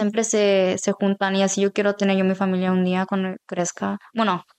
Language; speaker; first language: Spanish; early bilingual, heritage; Spanish